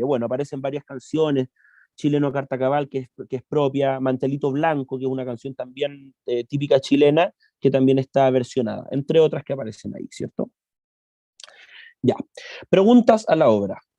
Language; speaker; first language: Spanish; native; Spanish